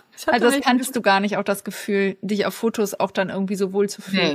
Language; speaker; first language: German; native; German